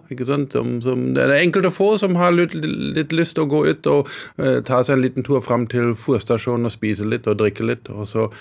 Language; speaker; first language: Norwegian; non-native, fluent; German